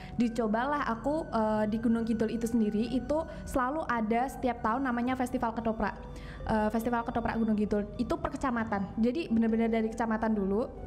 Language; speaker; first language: Indonesian; non-native, local second language; Javanese